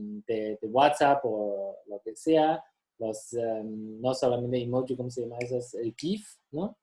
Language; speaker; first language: Spanish; non-native, fluent; Chinese